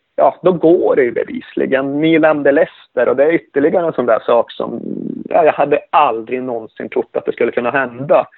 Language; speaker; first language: Swedish; native; Swedish